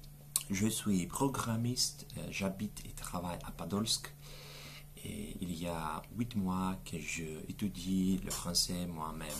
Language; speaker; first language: French; non-native, learner; Russian